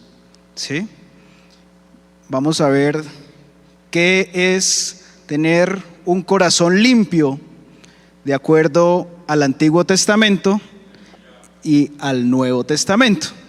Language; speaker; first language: Spanish; native; Spanish